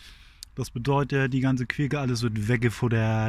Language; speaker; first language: German; native; German